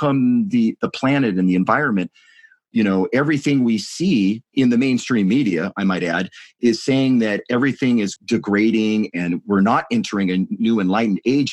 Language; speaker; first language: English; native; English